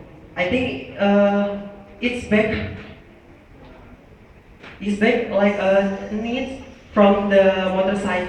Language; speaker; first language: English; non-native, learner; Indonesian